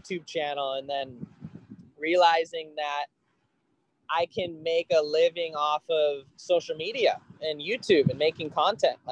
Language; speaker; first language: English; native; English